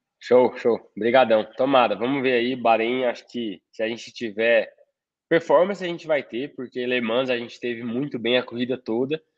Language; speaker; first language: Portuguese; native; Portuguese